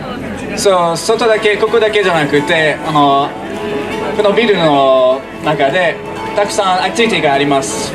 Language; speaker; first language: Japanese; non-native, learner; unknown